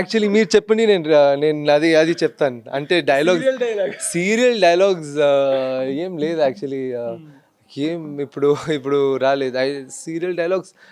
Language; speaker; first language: Telugu; non-native, local second language; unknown